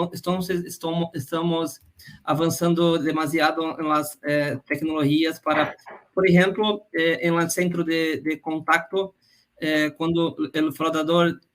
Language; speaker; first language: Spanish; non-native, fluent; Portuguese